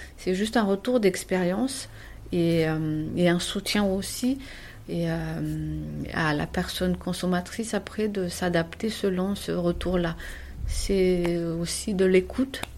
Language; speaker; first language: French; native; French